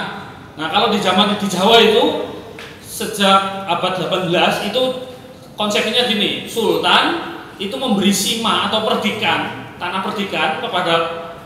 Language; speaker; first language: Indonesian; native; Indonesian